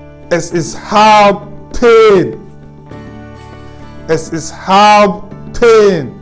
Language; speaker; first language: German; non-native, fluent; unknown